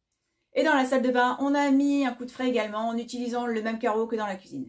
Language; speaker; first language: French; native; French